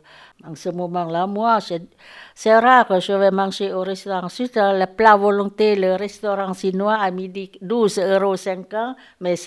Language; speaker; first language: French; non-native, learner; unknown